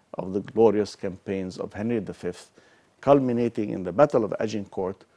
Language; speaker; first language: English; non-native, fluent; Arabic